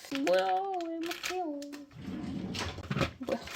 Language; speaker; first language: Korean; non-native, learner; English